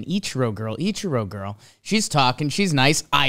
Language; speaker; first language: English; native; English